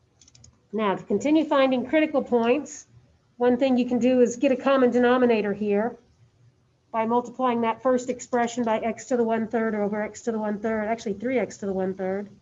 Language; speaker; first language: English; native; English